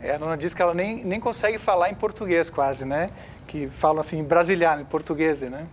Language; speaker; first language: Portuguese; native; Portuguese